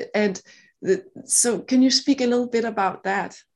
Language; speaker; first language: English; non-native, fluent; Danish